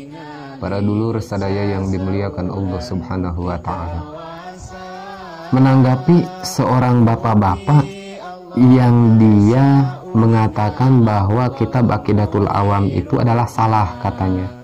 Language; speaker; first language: Indonesian; non-native, local second language; Sundanese